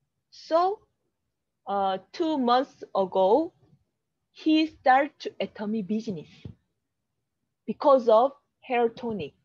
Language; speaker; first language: English; non-native, learner; Korean